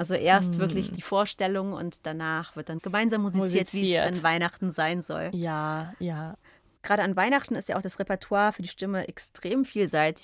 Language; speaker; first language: German; native; German